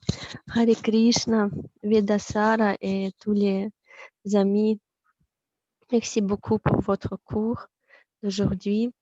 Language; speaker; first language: French; non-native, fluent; Russian